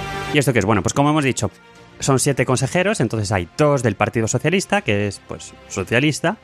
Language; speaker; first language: Spanish; native; Spanish